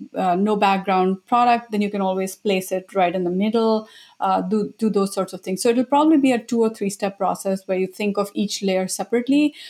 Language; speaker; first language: English; non-native, local second language; Hindi